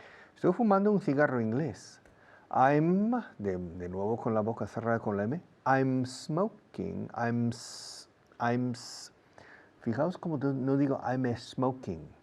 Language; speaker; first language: Spanish; non-native, fluent; English